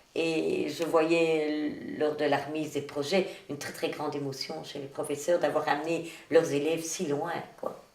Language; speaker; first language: French; native; French